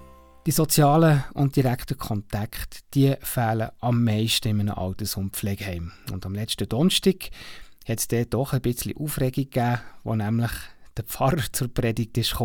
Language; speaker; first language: German; native; German